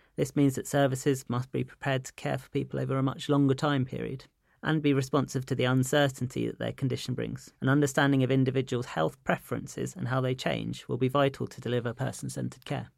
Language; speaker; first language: English; native; English